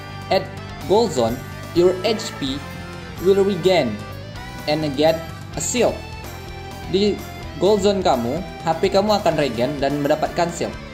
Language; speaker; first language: English; non-native, learner; Indonesian